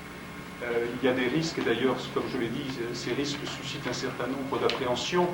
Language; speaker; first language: French; native; French